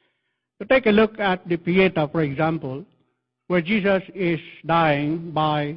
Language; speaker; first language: English; non-native, local second language; Filipino